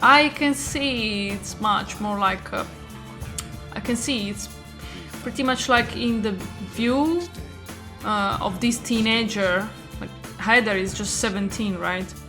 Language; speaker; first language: English; non-native, fluent; Italian